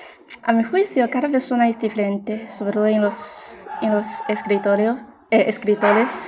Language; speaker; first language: Spanish; non-native, fluent; Chinese